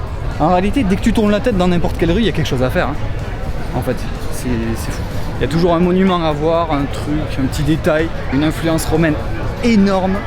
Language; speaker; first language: French; native; French